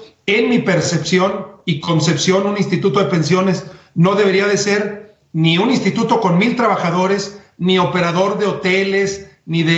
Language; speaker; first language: Spanish; native; Spanish